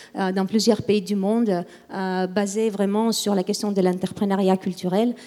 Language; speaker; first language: French; non-native, fluent; Greek